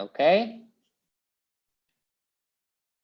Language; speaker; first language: Dutch; non-native, fluent; Polish